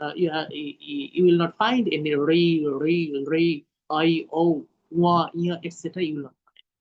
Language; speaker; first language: English; non-native, local second language; Hindi